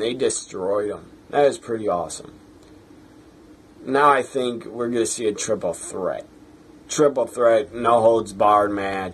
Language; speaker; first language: English; native; English